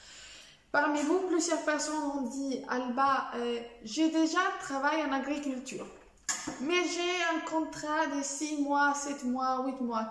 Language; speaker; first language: French; non-native, fluent; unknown